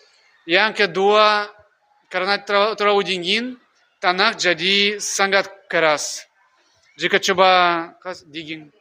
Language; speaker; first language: Indonesian; non-native, learner; Russian